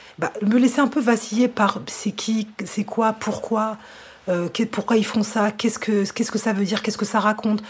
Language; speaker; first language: French; native; French